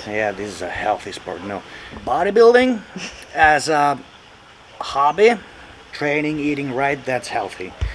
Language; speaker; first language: English; non-native, fluent; Finnish